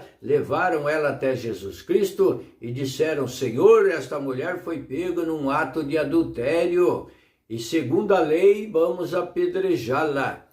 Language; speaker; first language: Portuguese; native; Portuguese